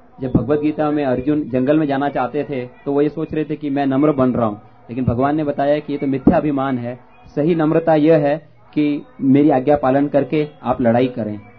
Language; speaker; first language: Hindi; native; Hindi